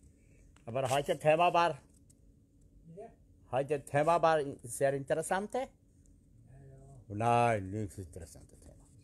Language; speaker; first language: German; non-native, learner; Bangla